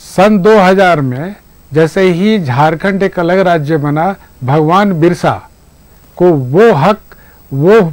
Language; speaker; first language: Hindi; native; Hindi